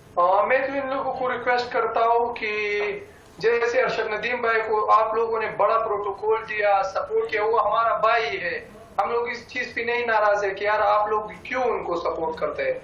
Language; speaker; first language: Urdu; non-native, local second language; Pashto